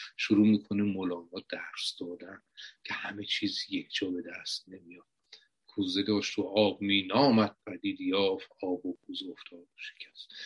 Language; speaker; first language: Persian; native; Persian